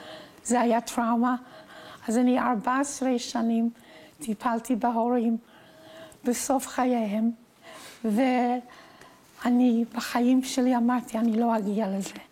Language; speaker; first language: Hebrew; non-native, fluent; English